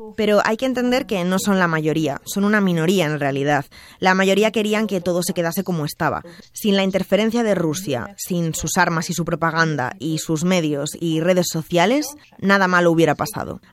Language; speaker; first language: Spanish; non-native, fluent; Russian